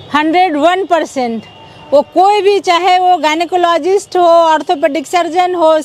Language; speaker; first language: Hindi; native; Hindi